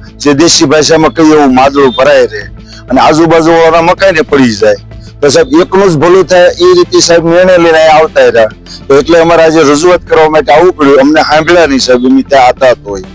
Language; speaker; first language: Gujarati; native; Gujarati